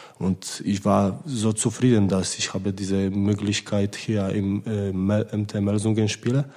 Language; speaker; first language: German; non-native, learner; Polish